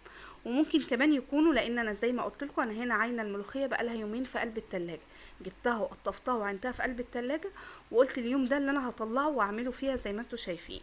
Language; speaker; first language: Arabic; native; Arabic